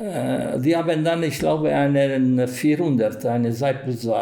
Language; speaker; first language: German; non-native, fluent; Italian